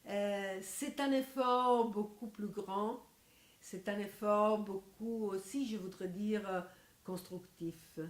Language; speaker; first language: French; non-native, fluent; Italian